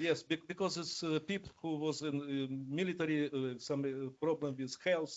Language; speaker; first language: English; non-native, learner; Ukrainian